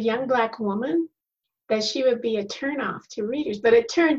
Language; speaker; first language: English; native; English